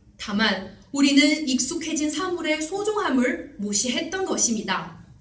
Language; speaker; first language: Korean; non-native, fluent; Chinese